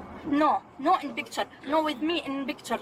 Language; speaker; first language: English; non-native, learner; Arabic